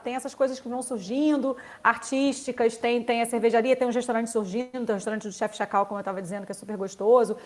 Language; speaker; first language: Portuguese; native; Portuguese